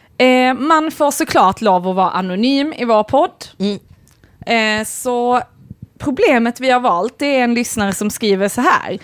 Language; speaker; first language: Swedish; native; Swedish